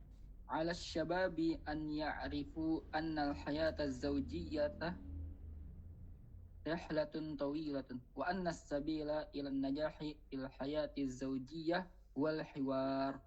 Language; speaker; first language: Arabic; non-native, learner; Indonesian